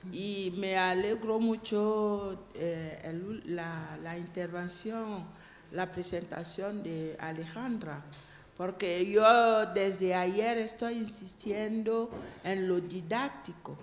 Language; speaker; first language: Spanish; non-native, fluent; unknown